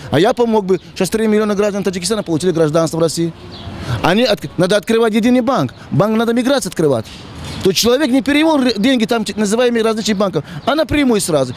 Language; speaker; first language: Russian; non-native, local second language; Tajik